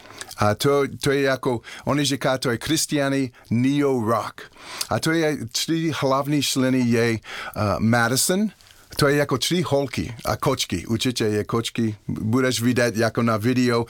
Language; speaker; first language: Czech; non-native, learner; English